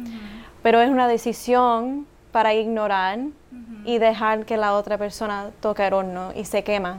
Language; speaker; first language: Spanish; early bilingual, heritage; English